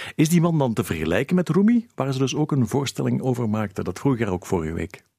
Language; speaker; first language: Dutch; native; Dutch